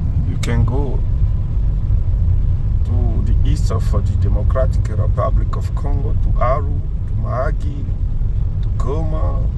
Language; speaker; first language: English; non-native, learner; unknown